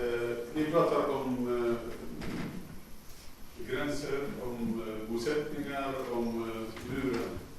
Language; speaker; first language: Swedish; non-native, fluent; Arabic